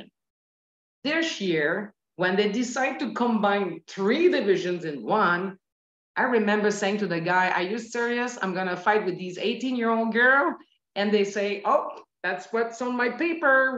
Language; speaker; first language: English; non-native, fluent; French